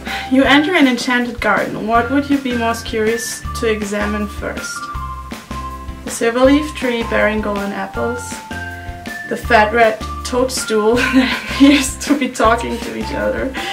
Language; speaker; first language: English; non-native, fluent; German